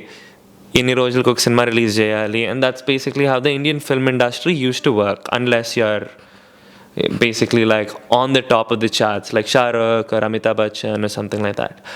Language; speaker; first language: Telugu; early bilingual, heritage; Telugu